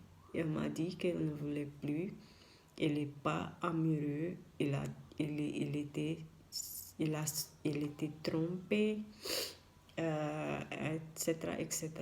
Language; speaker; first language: French; non-native, learner; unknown